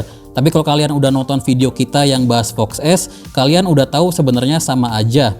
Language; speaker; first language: Indonesian; native; Indonesian